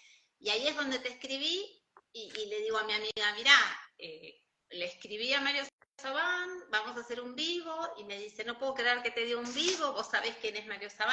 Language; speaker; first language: Spanish; native; Spanish